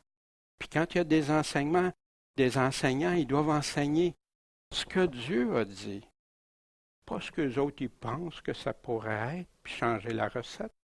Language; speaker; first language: French; native; French